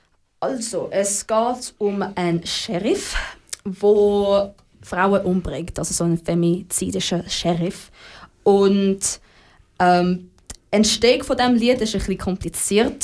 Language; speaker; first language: German; native; German